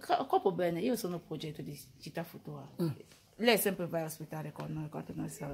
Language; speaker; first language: Italian; non-native, learner; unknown